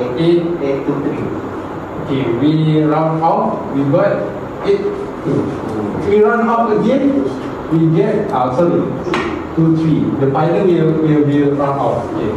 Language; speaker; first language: English; non-native, fluent; Malay